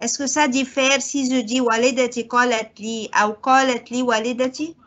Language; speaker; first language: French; non-native, learner; Arabic